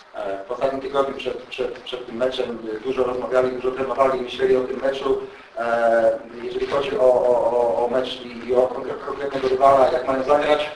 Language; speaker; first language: Polish; native; Polish